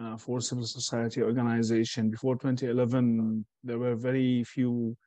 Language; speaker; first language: English; non-native, fluent; Arabic